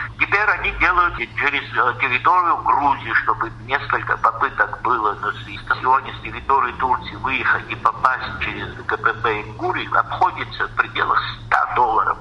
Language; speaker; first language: Russian; non-native, local second language; Abkhazian